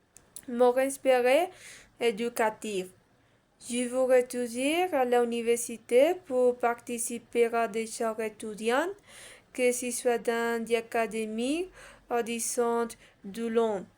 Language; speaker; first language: French; non-native, learner; Spanish